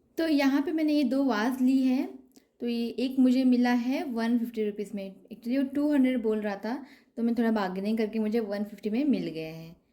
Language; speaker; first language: Hindi; non-native, local second language; Konkani